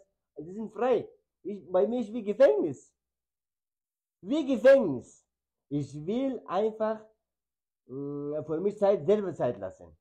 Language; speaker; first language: German; non-native, learner; Arabic